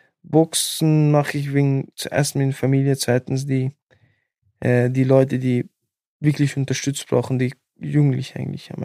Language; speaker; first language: German; non-native, fluent; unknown